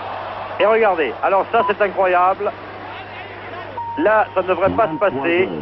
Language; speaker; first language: French; native; French